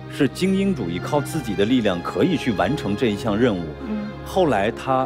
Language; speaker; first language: Chinese; native; Chinese